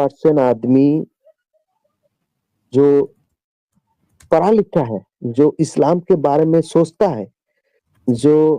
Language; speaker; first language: Hindi; non-native, local second language; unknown